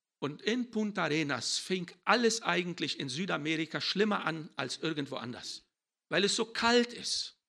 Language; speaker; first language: German; early bilingual, heritage; German